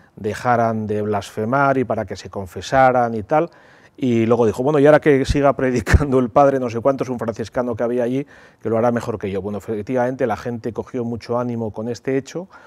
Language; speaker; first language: Spanish; native; Spanish